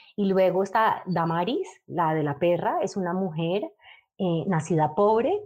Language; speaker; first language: Spanish; native; Spanish